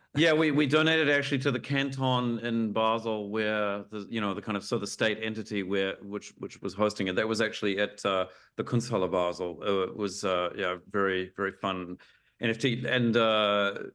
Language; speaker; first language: English; native; English